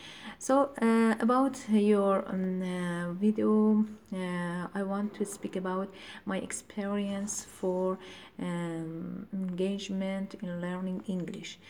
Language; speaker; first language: English; non-native, learner; Persian